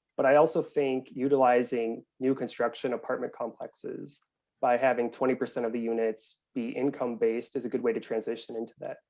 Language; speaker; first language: English; native; English